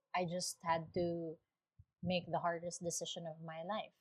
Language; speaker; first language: English; non-native, local second language; Waray